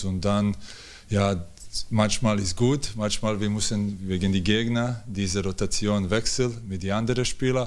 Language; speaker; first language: German; non-native, learner; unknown